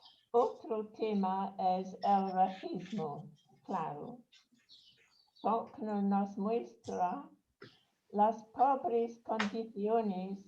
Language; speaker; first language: Spanish; non-native, fluent; English